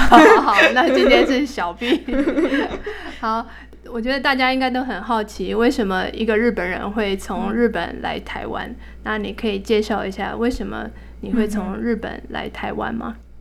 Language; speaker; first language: Chinese; native; Chinese